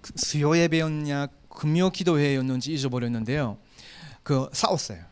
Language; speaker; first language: Korean; non-native, fluent; Japanese